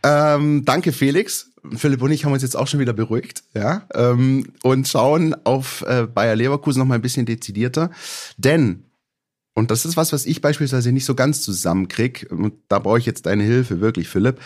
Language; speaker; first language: German; native; German